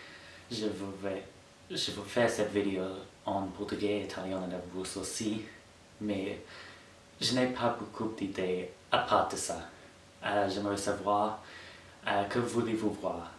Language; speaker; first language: French; non-native, fluent; English